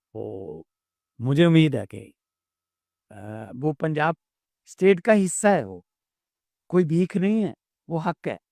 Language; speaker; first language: Hindi; non-native, local second language; Punjabi